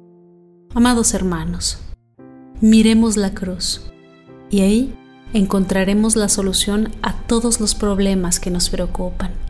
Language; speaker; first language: Spanish; native; Spanish